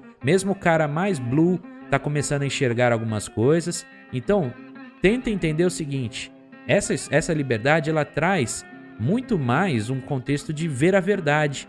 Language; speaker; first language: Portuguese; native; Portuguese